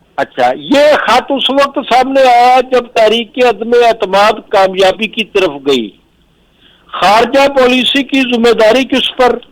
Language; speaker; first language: Urdu; native; Urdu